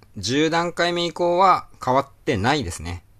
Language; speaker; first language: Japanese; native; Japanese